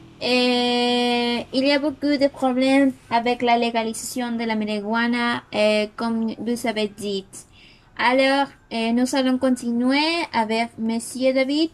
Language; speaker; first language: French; non-native, learner; Spanish